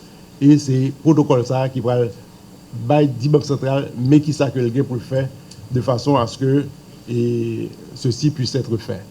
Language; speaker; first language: French; non-native, local second language; Haitian Creole